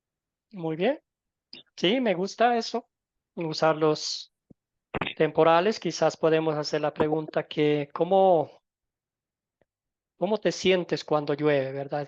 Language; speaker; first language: Spanish; native; Spanish